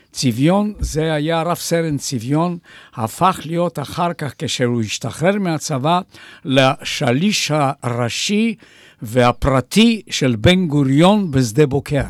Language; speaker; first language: Hebrew; non-native, fluent; Bulgarian